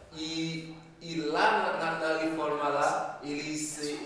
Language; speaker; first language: Portuguese; non-native, fluent; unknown